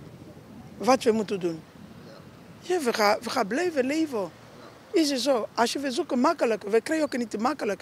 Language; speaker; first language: Dutch; non-native, learner; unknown